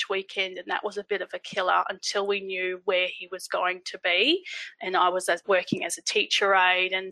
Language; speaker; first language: English; native; English